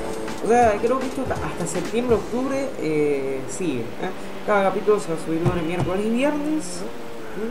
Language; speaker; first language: Spanish; native; Spanish